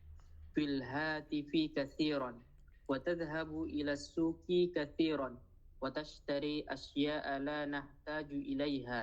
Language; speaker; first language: Arabic; non-native, learner; Indonesian